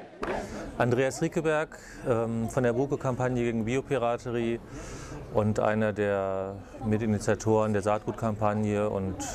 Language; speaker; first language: German; native; German